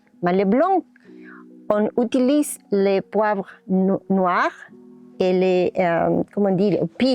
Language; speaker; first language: French; non-native, learner; Spanish